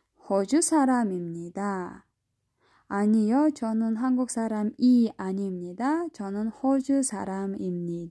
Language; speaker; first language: Korean; non-native, fluent; Kyrgyz